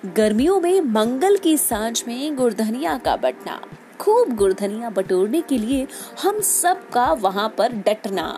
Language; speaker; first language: Hindi; native; Hindi